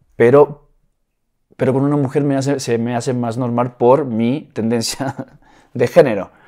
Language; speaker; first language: Spanish; native; Spanish